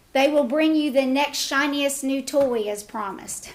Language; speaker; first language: English; native; English